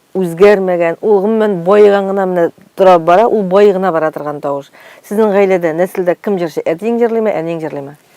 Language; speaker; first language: Tatar; native; Tatar